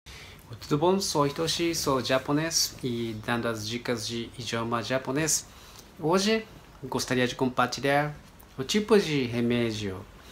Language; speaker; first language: Portuguese; non-native, fluent; Japanese